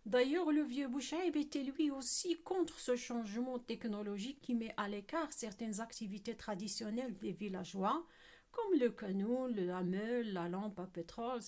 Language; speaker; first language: French; non-native, local second language; Arabic